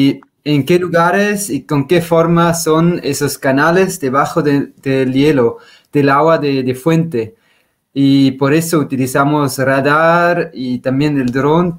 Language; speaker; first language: Spanish; non-native, fluent; Swiss German